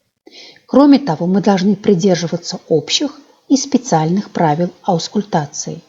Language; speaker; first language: Russian; native; Russian